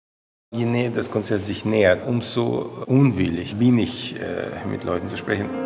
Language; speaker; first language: German; non-native, fluent; Russian